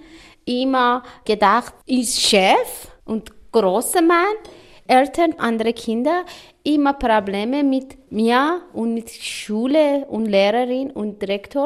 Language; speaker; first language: German; non-native, learner; Persian